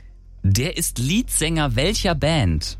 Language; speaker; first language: German; native; German